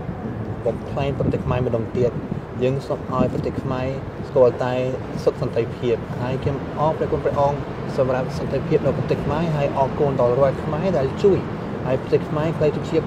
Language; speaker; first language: Khmer; non-native, fluent; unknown